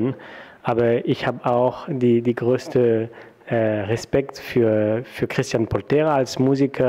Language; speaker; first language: German; non-native, fluent; French